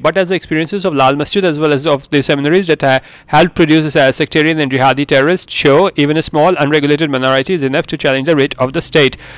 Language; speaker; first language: English; non-native, local second language; Urdu